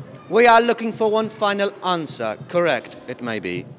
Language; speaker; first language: English; non-native, fluent; Central Kurdish